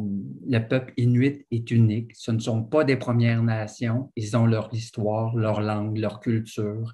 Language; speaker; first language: French; native; French